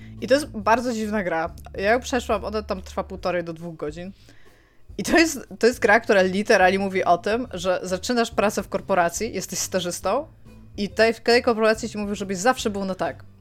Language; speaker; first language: Polish; native; Polish